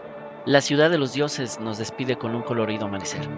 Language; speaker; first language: Spanish; native; Spanish